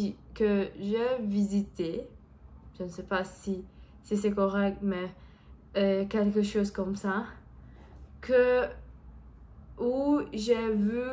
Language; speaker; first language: French; non-native, learner; Portuguese